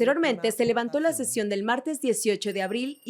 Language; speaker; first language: Spanish; native; Spanish